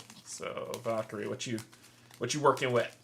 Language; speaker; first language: English; native; English